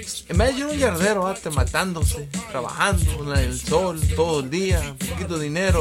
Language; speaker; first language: Spanish; early bilingual, heritage; Spanish